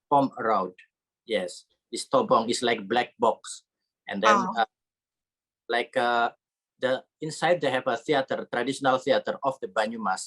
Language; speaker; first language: English; non-native, learner; Indonesian